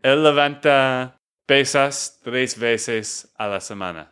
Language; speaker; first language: Spanish; non-native, fluent; English